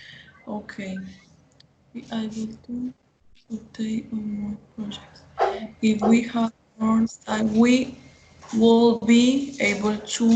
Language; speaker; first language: English; non-native, learner; Spanish